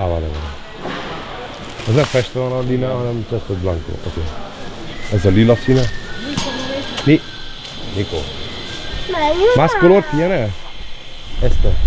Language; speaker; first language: Spanish; non-native, learner; Hungarian